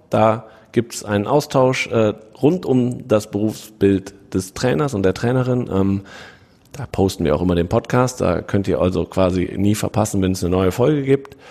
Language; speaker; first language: German; native; German